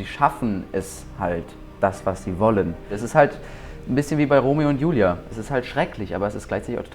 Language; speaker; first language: German; native; German